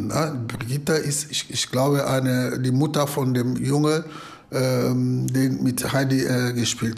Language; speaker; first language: German; non-native, fluent; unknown